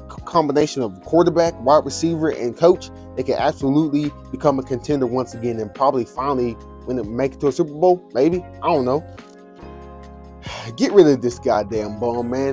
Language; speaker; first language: English; native; English